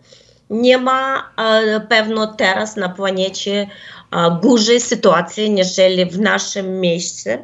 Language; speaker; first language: Polish; non-native, fluent; Ukrainian